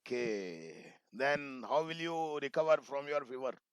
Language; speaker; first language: English; non-native, local second language; Hindi